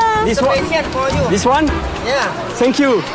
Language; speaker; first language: English; non-native, learner; French